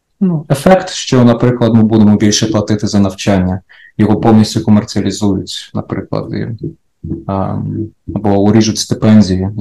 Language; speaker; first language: Ukrainian; native; Ukrainian